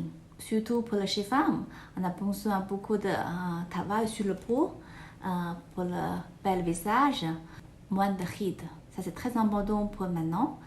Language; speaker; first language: French; non-native, learner; Chinese